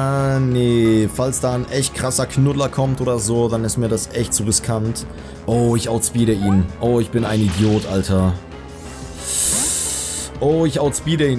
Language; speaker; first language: German; native; German